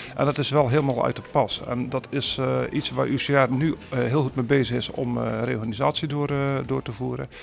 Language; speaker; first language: Dutch; native; Dutch